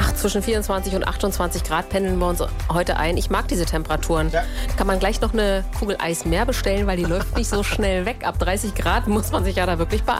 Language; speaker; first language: German; native; German